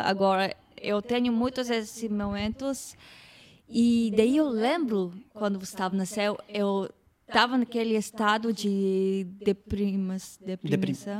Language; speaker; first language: Portuguese; non-native, fluent; Hebrew